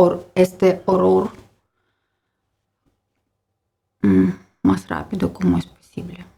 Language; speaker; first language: Spanish; non-native, learner; Ukrainian